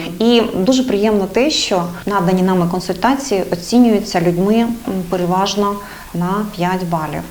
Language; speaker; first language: Ukrainian; native; Ukrainian